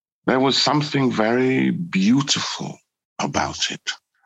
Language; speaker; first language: English; native; English